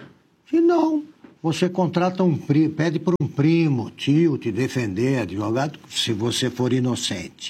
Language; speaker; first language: Portuguese; native; Portuguese